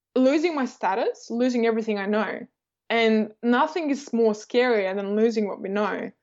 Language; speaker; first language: English; early bilingual, other home language; Russian